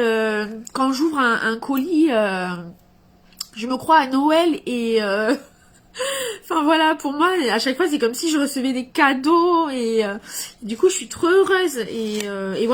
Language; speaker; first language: French; native; French